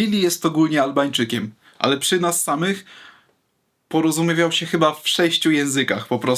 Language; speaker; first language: Polish; native; Polish